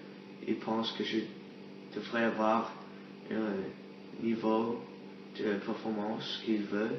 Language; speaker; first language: French; non-native, learner; English